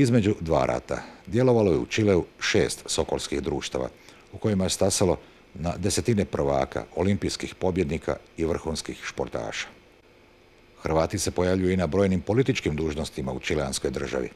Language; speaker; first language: Bosnian; native; Bosnian